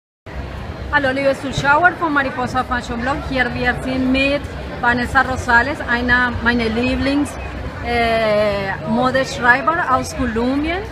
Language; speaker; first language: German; non-native, learner; Spanish